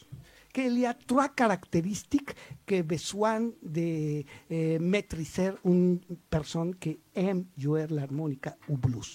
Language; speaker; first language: French; non-native, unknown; Spanish